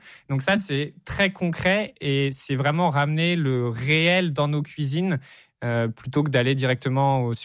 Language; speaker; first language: French; native; French